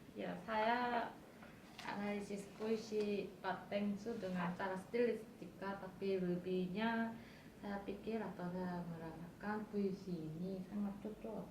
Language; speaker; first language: Indonesian; non-native, fluent; Korean